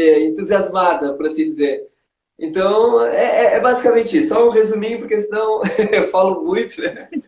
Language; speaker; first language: Portuguese; non-native, local second language; Kabuverdianu